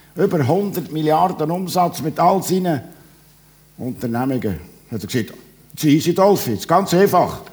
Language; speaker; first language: German; native; German